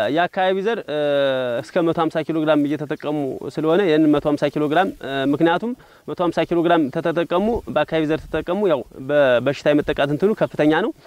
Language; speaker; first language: Amharic; native; Amharic